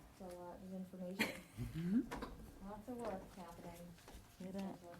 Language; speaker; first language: English; native; English